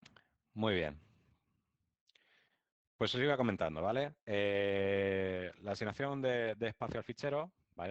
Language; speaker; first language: Spanish; native; Spanish